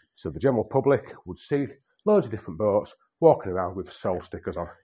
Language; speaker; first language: English; native; English